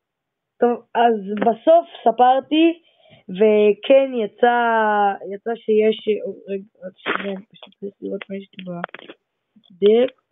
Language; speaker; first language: Hebrew; native; Hebrew